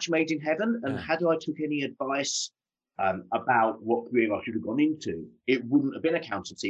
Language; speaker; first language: English; native; English